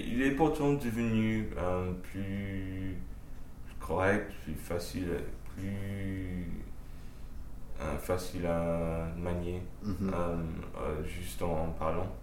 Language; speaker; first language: French; early bilingual, heritage; French